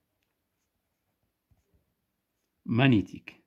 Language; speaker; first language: French; non-native, local second language; Arabic